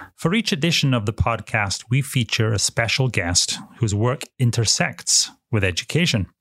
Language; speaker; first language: English; native; English